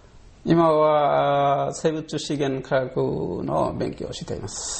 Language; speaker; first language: Japanese; non-native, learner; Bangla